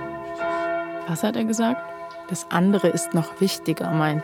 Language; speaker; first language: German; early bilingual, other home language; Turkish